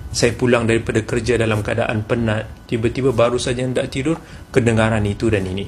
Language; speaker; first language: Malay; native; Malay